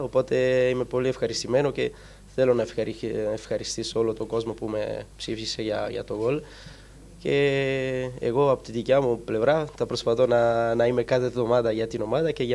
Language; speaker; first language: Greek; non-native, fluent; Italian